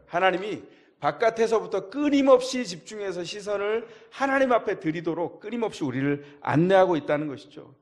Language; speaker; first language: Korean; native; Korean